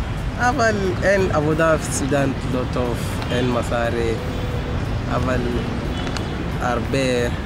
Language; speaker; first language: Hebrew; non-native, learner; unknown